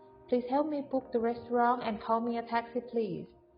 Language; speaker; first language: English; non-native, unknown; Thai